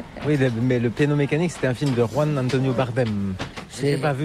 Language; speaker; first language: French; native; French